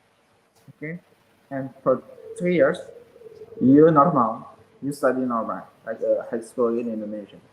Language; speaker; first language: English; non-native, learner; Indonesian